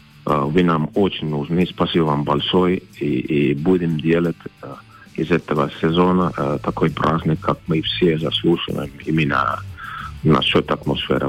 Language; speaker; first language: Russian; non-native, fluent; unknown